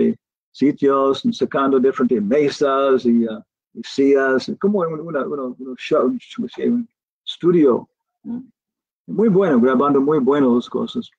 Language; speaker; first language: Spanish; non-native, learner; English